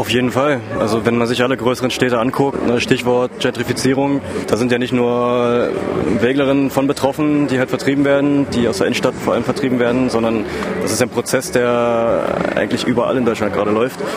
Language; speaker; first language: German; native; German